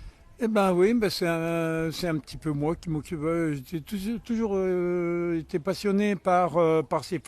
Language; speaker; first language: French; native; French